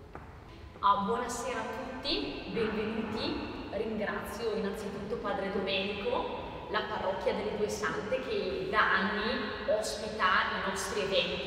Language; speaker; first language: Italian; native; Italian